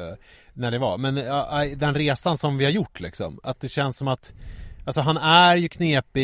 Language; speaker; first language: Swedish; native; Swedish